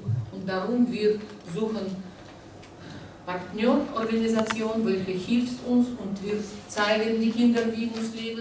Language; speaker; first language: German; non-native, learner; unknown